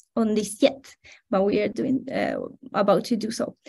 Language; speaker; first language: English; non-native, fluent; Spanish